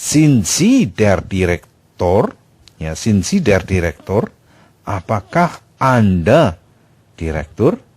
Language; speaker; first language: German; non-native, fluent; Indonesian